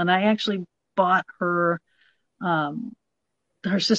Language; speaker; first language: English; native; English